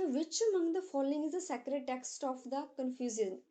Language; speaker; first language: English; non-native, local second language; Punjabi